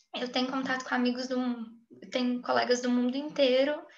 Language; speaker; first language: Portuguese; native; Portuguese